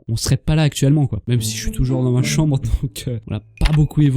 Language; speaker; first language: French; native; French